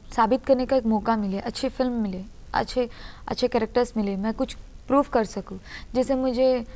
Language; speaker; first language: Hindi; non-native, local second language; Urdu